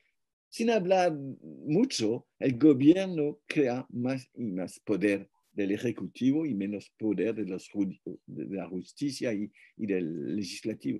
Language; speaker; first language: Spanish; non-native, fluent; French